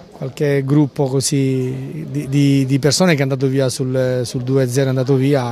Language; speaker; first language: Italian; native; Italian